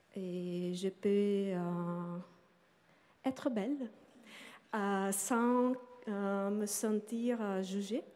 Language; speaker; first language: French; non-native, learner; Portuguese